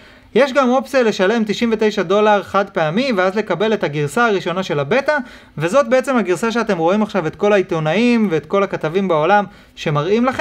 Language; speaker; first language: Hebrew; native; Hebrew